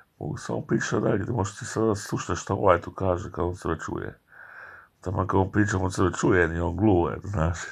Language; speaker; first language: Serbian; early bilingual, heritage; Serbian